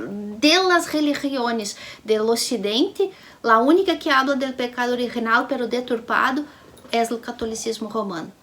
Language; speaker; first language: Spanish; non-native, learner; Portuguese